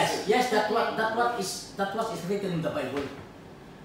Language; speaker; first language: English; non-native, learner; Filipino